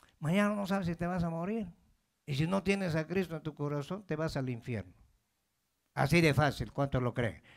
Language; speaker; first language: Spanish; native; Spanish